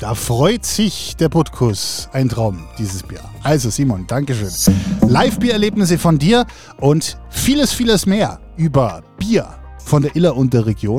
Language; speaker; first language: German; native; German